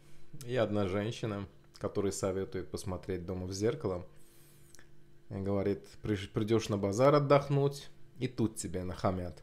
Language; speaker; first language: Russian; non-native, local second language; Azerbaijani